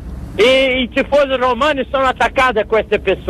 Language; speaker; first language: Italian; non-native, fluent; Portuguese